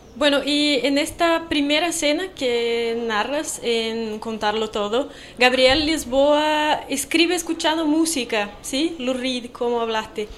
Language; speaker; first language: Spanish; non-native, fluent; Portuguese